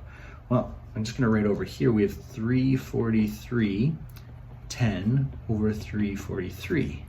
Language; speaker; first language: English; native; English